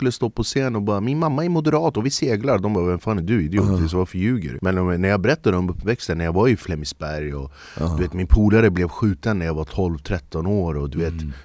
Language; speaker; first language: Swedish; early bilingual, other home language; Kurdish